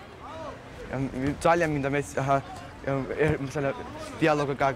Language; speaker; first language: Georgian; non-native, local second language; Azerbaijani